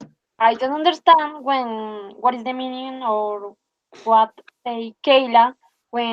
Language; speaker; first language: English; non-native, learner; Spanish